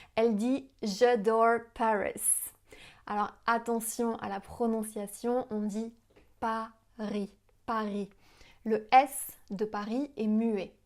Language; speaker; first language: French; native; French